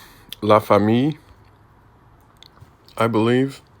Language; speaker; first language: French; non-native, learner; English